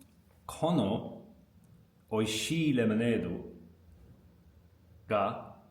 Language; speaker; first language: Japanese; non-native, learner; English